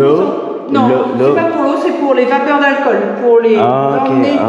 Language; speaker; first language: French; native; French